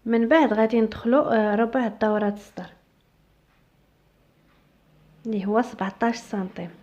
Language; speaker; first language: Arabic; native; Arabic